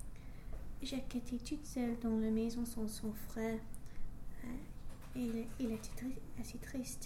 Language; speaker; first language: French; non-native, learner; English